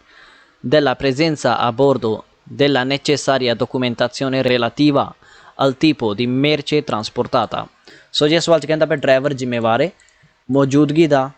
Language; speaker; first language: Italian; non-native, fluent; Punjabi